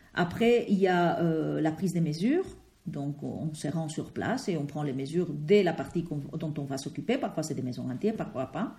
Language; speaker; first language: French; non-native, fluent; Spanish